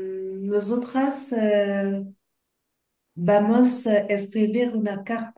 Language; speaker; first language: Spanish; non-native, learner; English